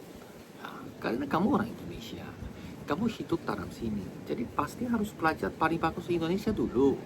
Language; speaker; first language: Indonesian; non-native, fluent; Chinese